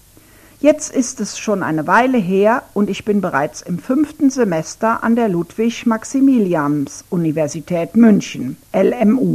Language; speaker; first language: German; non-native, fluent; Ukrainian